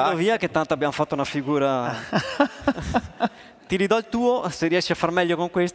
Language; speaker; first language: Italian; native; Italian